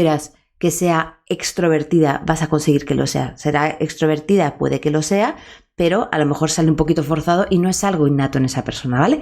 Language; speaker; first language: Spanish; native; Spanish